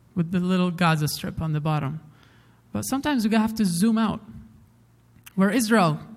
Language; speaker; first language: English; non-native, fluent; Arabic